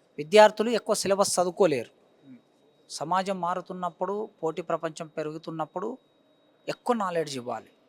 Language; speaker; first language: Telugu; native; Telugu